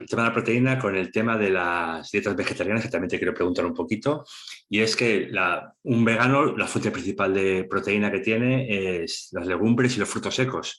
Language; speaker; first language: Spanish; native; Spanish